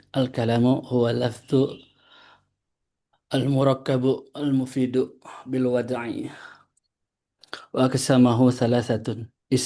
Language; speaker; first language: Arabic; non-native, learner; Indonesian